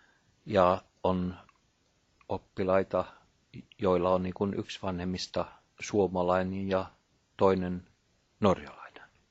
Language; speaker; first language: Finnish; non-native, fluent; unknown